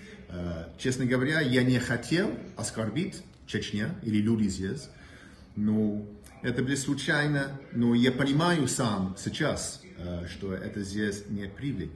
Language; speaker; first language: Russian; non-native, learner; English